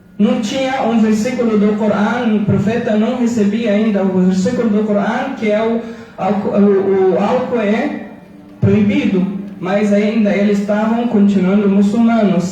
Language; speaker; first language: Portuguese; non-native, fluent; Arabic